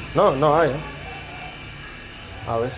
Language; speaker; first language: Spanish; non-native, learner; English